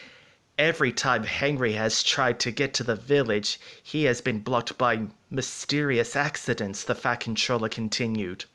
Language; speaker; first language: English; native; English